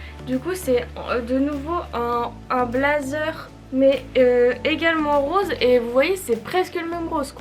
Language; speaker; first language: French; native; French